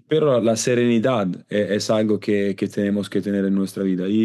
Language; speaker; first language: Spanish; non-native, learner; Italian